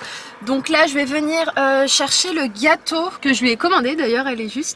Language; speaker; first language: French; native; French